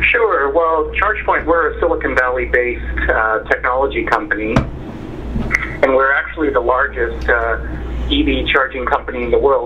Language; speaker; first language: English; native; English